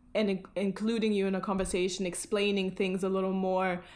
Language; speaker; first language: English; early bilingual, other home language; German